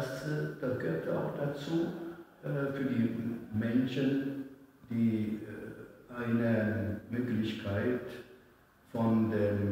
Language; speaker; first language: German; non-native, fluent; Italian